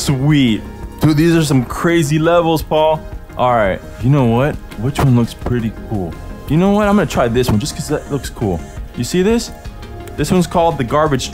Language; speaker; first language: English; native; English